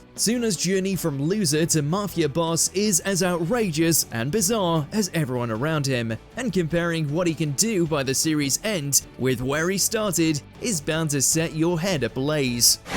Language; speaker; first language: English; native; English